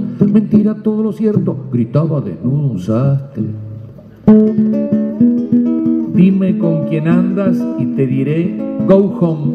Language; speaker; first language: Spanish; native; Spanish